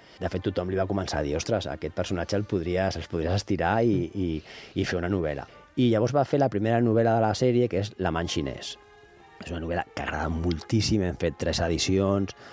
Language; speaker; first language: Catalan; native; Catalan